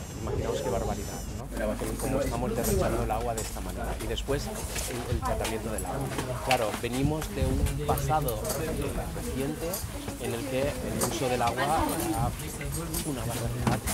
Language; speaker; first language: Spanish; native; Spanish